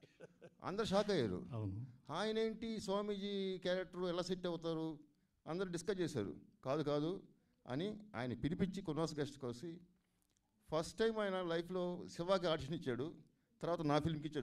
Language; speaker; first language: Telugu; native; Telugu